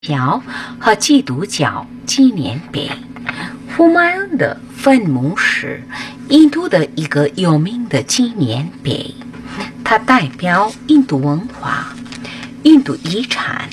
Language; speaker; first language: Chinese; non-native, fluent; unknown